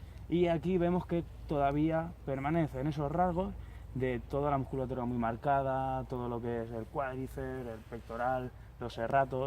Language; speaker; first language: Spanish; native; Spanish